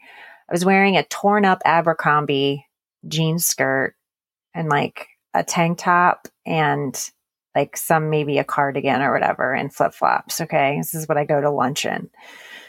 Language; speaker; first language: English; native; English